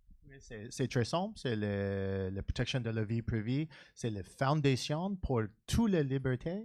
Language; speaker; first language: French; non-native, learner; English